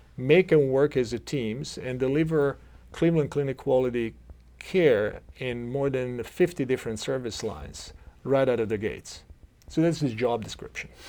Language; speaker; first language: English; non-native, fluent; Croatian